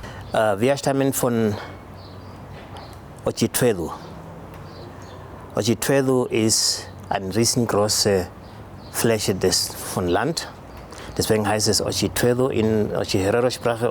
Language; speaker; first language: German; non-native, local second language; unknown